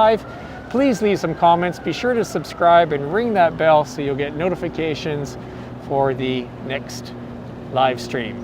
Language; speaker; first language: English; non-native, fluent; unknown